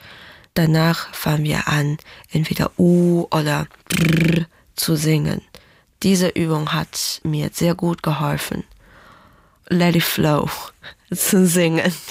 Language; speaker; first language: German; non-native, learner; Chinese